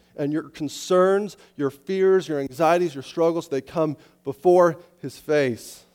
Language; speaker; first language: English; native; English